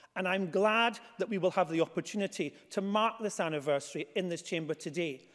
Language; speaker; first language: English; native; English